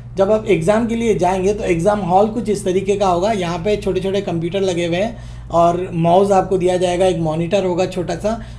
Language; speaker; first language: Hindi; non-native, local second language; Urdu